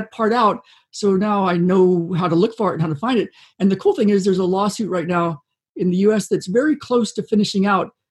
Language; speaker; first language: English; native; English